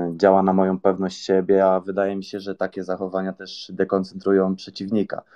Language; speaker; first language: Polish; native; Polish